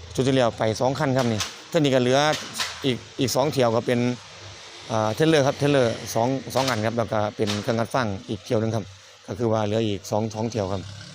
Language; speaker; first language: Thai; native; Thai